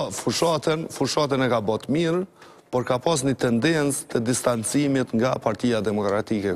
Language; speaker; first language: Albanian; native; Albanian